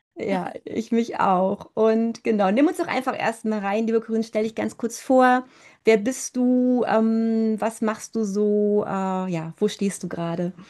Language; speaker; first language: German; native; German